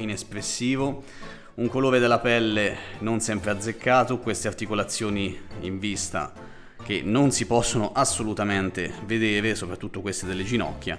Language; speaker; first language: Italian; native; Italian